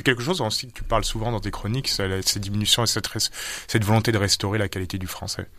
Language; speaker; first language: French; native; French